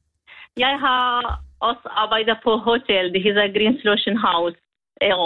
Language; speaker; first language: Danish; non-native, learner; Kurdish